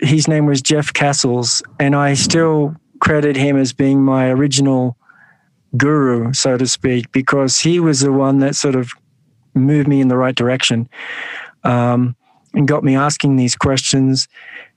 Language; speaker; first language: English; native; English